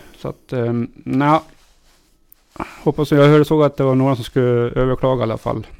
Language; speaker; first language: Swedish; native; Swedish